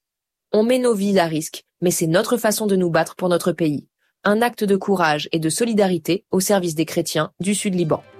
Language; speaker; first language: French; native; French